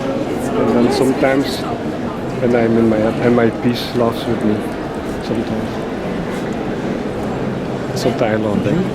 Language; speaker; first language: English; non-native, learner; French